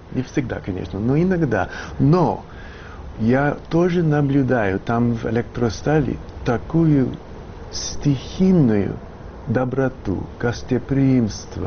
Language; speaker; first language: Russian; non-native, fluent; English